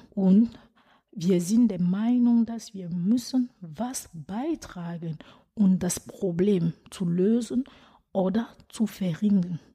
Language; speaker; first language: German; non-native, fluent; French